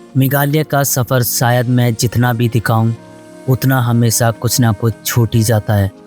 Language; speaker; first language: Hindi; native; Hindi